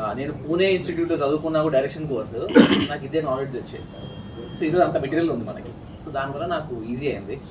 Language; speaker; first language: Telugu; native; Telugu